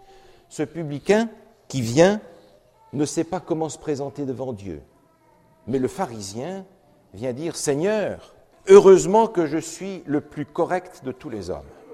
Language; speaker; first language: French; native; French